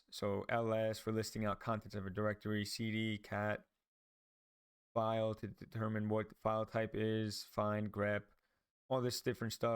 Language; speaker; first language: English; native; English